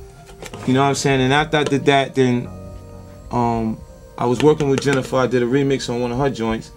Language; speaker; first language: English; native; English